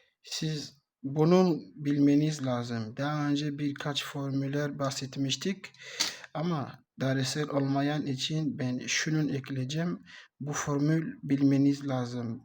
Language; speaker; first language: Turkish; non-native, learner; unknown